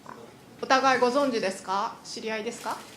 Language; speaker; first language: Japanese; native; Japanese